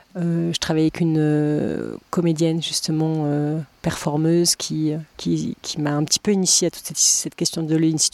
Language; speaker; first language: French; native; French